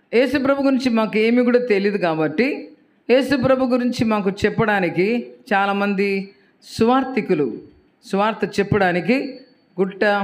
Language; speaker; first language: Telugu; native; Telugu